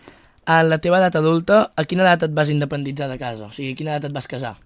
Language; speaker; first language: Catalan; native; Catalan